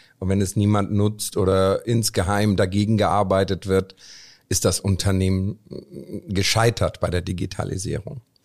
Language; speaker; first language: German; early bilingual, other home language; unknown